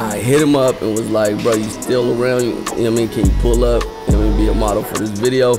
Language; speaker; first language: English; native; English